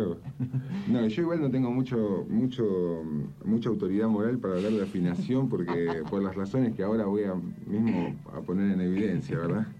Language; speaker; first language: Spanish; native; Spanish